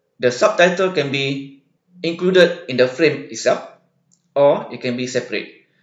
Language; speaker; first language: English; non-native, local second language; Malay